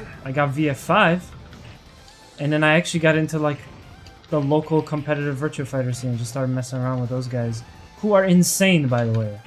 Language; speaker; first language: English; native; English